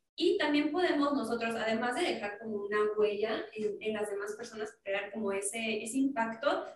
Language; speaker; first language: Spanish; non-native, fluent; English